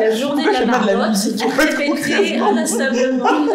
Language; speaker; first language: French; native; French